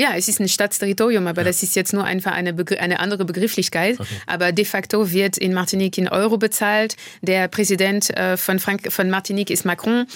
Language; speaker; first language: German; non-native, fluent; French